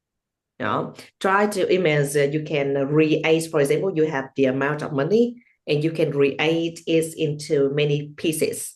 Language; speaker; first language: English; non-native, learner; Vietnamese